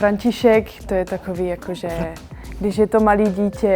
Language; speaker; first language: Czech; early bilingual, heritage; Czech